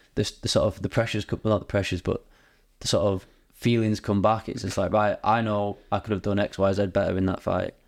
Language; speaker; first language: English; native; English